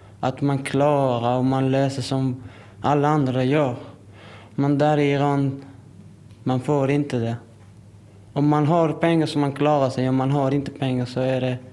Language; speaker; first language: Swedish; non-native, learner; Persian